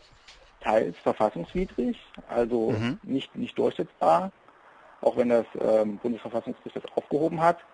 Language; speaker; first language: German; native; German